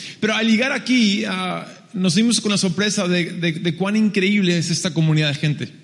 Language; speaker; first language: Spanish; early bilingual, other home language; English